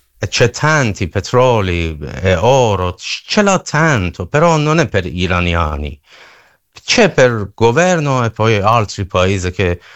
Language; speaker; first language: Italian; non-native, learner; Persian